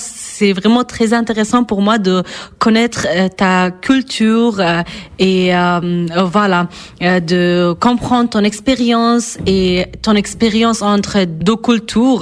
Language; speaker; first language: French; non-native, fluent; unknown